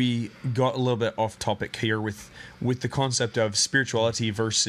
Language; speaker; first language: English; native; English